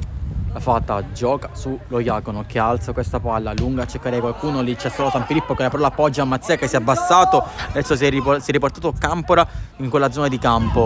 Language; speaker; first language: Italian; native; Italian